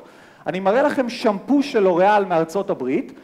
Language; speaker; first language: Hebrew; native; Hebrew